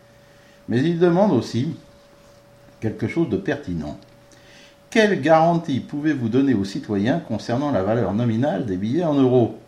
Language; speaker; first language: French; native; French